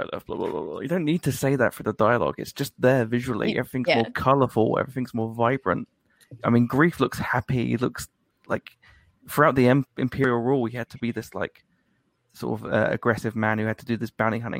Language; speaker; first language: English; native; English